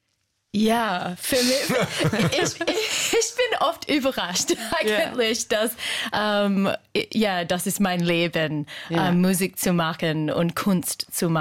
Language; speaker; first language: German; non-native, fluent; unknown